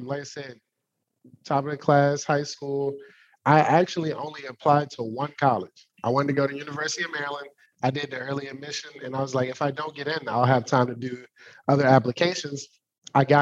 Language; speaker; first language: English; native; English